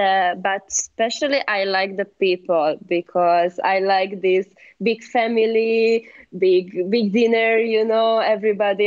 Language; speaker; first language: English; non-native, learner; Hungarian